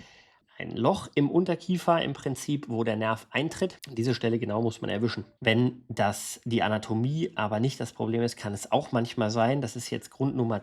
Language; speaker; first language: German; native; German